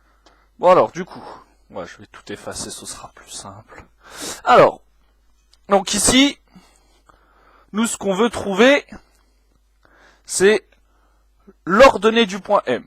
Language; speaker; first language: French; native; French